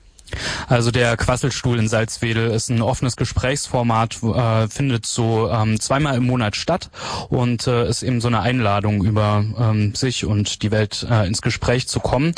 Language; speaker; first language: German; native; German